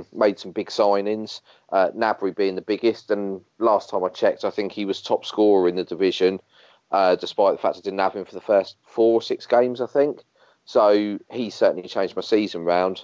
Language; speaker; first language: English; native; English